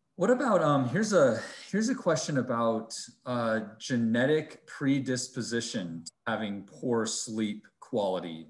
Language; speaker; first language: English; native; English